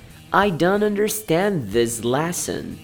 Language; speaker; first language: English; non-native, fluent; Portuguese